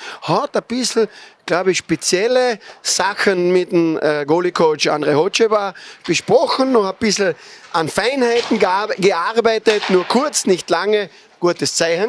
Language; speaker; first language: German; native; German